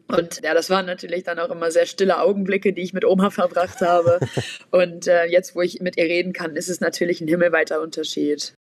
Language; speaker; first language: German; native; German